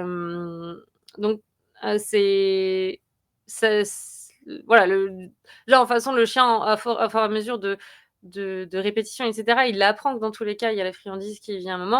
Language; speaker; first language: French; native; French